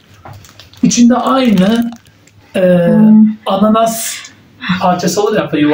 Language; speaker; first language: Turkish; native; Turkish